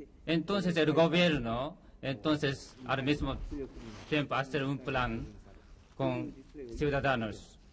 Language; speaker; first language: Spanish; non-native, learner; Japanese